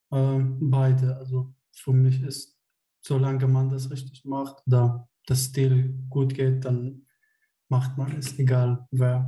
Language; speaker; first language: German; non-native, fluent; Arabic